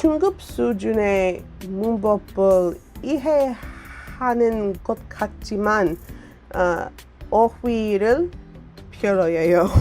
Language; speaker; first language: Korean; non-native, learner; English